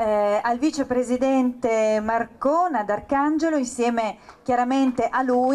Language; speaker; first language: Italian; native; Italian